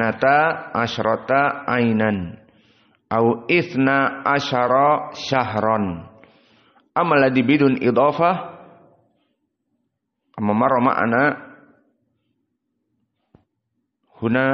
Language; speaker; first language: Arabic; non-native, fluent; Indonesian